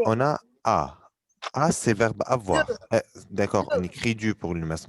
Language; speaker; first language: French; non-native, fluent; Arabic